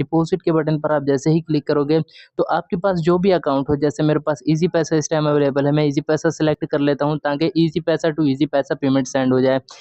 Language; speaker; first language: Urdu; non-native, local second language; Punjabi